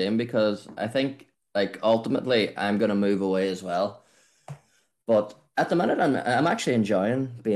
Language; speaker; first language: English; native; English